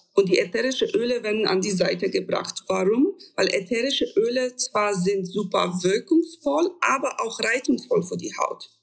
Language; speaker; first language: German; non-native, fluent; Polish